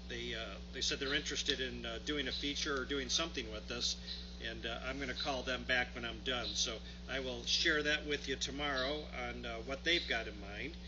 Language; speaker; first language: English; native; English